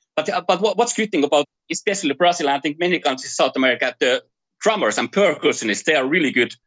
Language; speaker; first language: English; non-native, fluent; Finnish